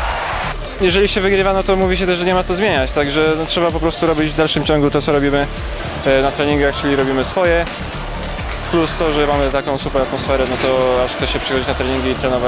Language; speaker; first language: Polish; native; Polish